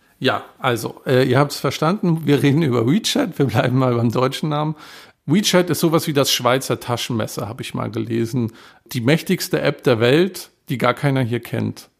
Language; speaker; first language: German; native; German